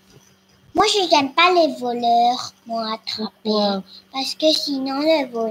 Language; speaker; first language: French; non-native, learner; Thai